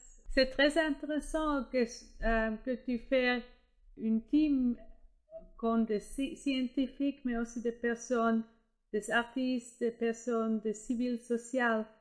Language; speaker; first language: French; non-native, fluent; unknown